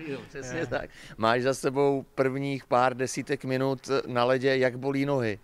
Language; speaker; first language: Czech; native; Czech